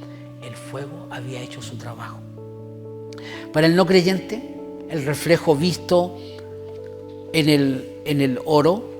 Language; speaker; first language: Spanish; native; Spanish